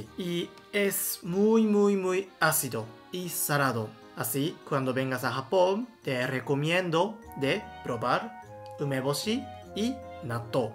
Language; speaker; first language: Spanish; non-native, learner; Japanese